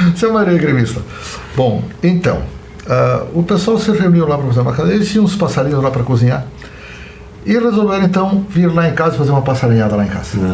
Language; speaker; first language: Portuguese; native; Portuguese